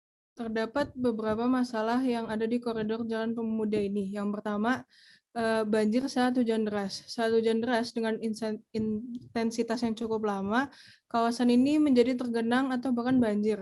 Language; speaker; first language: Indonesian; native; Indonesian